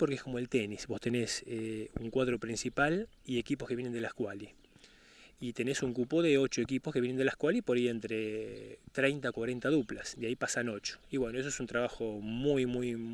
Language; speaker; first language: Spanish; native; Spanish